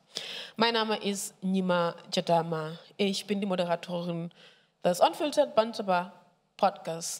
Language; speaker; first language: German; non-native, fluent; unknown